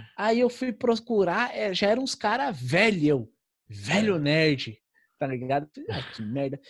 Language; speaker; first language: Portuguese; native; Portuguese